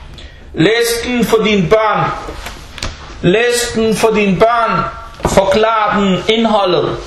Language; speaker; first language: Danish; early bilingual, other home language; Arabic